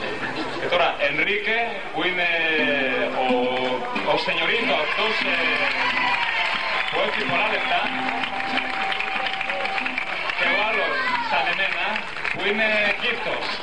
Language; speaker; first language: Greek; non-native, learner; Spanish